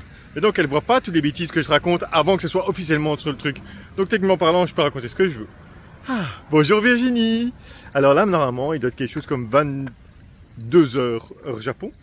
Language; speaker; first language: French; native; French